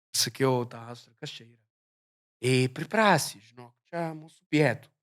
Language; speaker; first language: Lithuanian; non-native, fluent; Italian